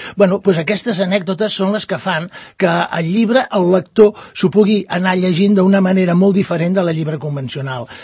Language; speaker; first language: Catalan; non-native, local second language; Spanish